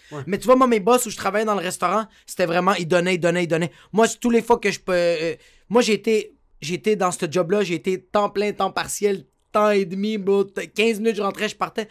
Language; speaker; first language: French; native; French